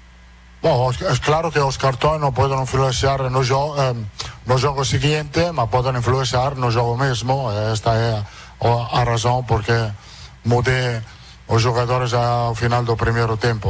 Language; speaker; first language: Portuguese; non-native, fluent; Italian